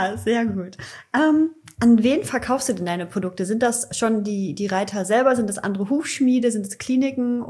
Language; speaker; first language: German; native; German